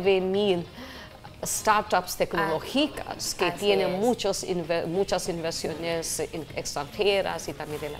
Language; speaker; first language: Spanish; non-native, fluent; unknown